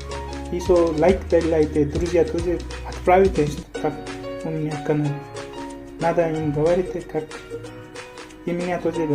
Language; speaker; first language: Russian; non-native, learner; Hindi